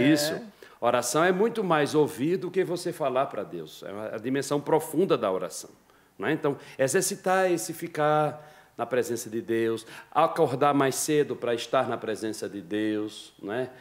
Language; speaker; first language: Portuguese; native; Portuguese